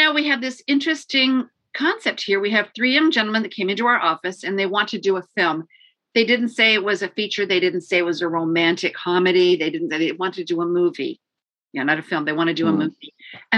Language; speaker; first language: English; native; English